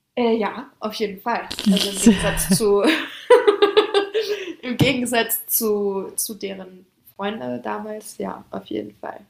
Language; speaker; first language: German; early bilingual, other home language; French